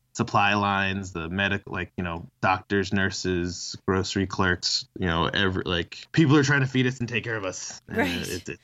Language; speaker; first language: English; early bilingual, other home language; Thai